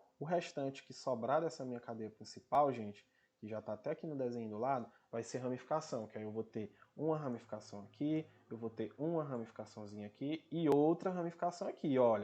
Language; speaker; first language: Portuguese; native; Portuguese